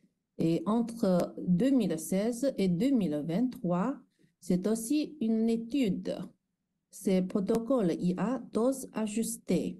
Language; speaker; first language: French; non-native, fluent; Chinese